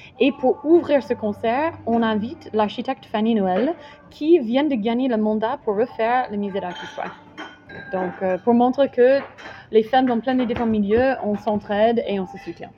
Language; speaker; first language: French; non-native, fluent; English